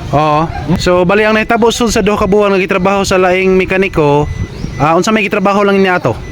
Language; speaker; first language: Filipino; non-native, local second language; Cebuano